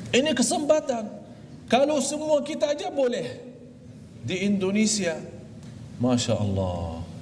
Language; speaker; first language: Malay; non-native, fluent; Arabic